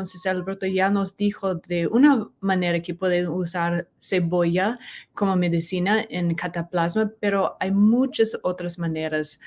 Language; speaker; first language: Spanish; non-native, learner; English